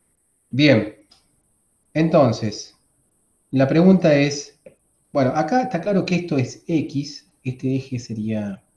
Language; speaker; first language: Spanish; native; Spanish